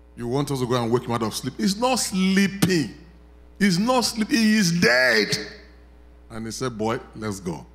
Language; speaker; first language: English; non-native, local second language; Yoruba